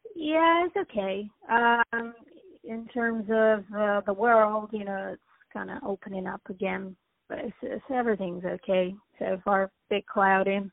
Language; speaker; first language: English; early bilingual, other home language; Italian